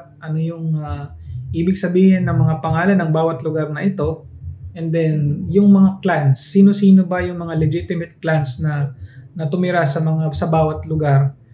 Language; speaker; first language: Filipino; non-native, local second language; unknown